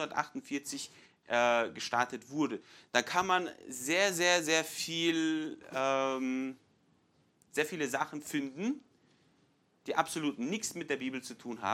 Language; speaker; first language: German; non-native, fluent; English